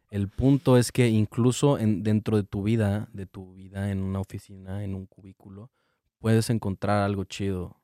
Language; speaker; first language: Spanish; native; Spanish